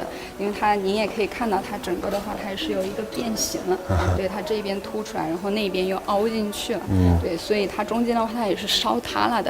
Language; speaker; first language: Chinese; native; Chinese